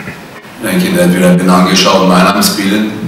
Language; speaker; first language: German; non-native, learner; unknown